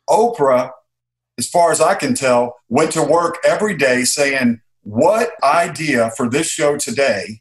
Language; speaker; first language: English; native; English